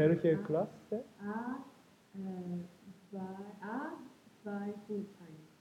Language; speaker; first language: German; non-native, learner; Japanese